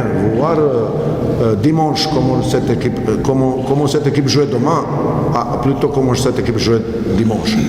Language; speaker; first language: French; non-native, learner; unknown